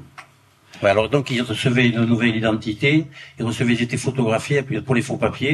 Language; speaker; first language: French; native; French